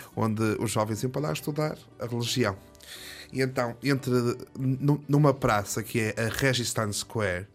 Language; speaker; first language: Portuguese; native; Portuguese